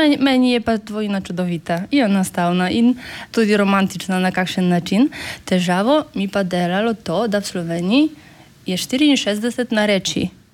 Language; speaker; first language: Slovenian; non-native, fluent; Polish